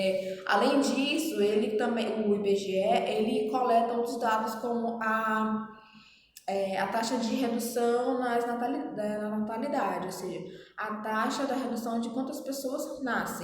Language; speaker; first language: Portuguese; native; Portuguese